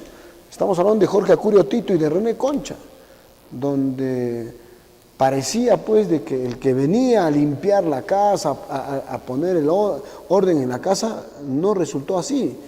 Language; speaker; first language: Spanish; native; Spanish